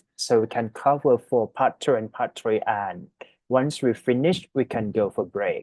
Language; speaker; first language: English; non-native, fluent; Thai